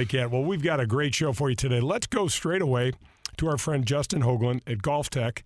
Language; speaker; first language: English; native; English